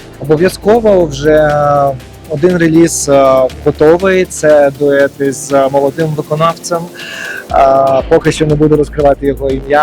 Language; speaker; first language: Ukrainian; native; Ukrainian